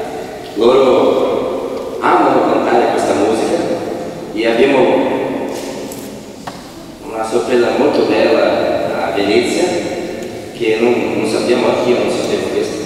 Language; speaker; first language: Italian; non-native, fluent; Portuguese